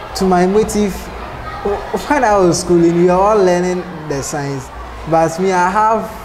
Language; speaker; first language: English; non-native, local second language; Akan